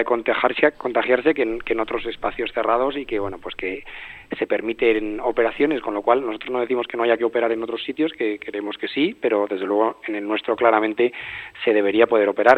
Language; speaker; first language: Spanish; native; Spanish